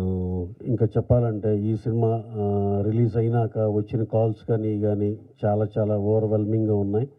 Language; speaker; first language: Telugu; native; Telugu